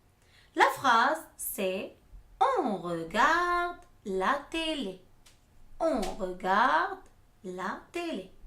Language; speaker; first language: French; non-native, fluent; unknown